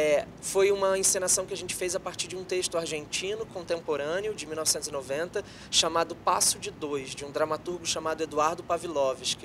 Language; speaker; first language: Portuguese; native; Portuguese